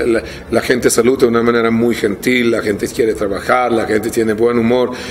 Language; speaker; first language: Spanish; non-native, fluent; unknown